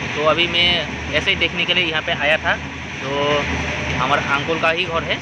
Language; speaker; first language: Hindi; non-native, local second language; Assamese